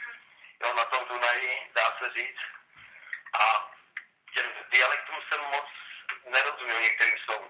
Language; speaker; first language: Czech; non-native, local second language; Romany